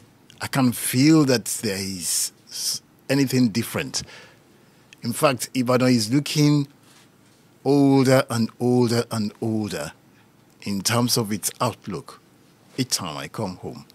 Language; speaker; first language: English; non-native, local second language; Yoruba